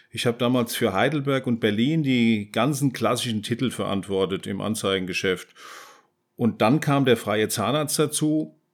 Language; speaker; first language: German; native; German